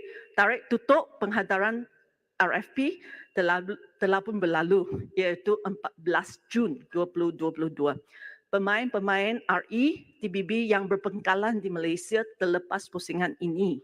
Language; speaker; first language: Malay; non-native, local second language; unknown